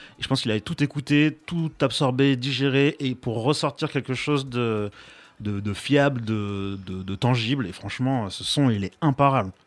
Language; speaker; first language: French; native; French